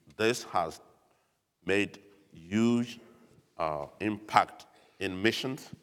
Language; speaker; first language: English; non-native, fluent; French